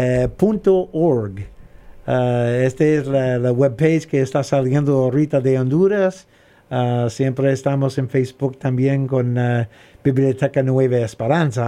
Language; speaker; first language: Spanish; non-native, learner; English